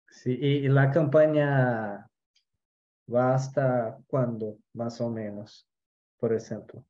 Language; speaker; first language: Spanish; non-native, local second language; Portuguese